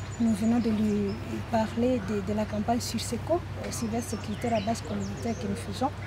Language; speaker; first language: French; non-native, local second language; Nande